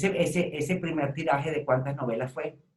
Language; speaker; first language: Spanish; native; Spanish